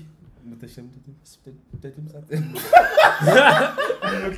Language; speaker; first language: Turkish; non-native, learner; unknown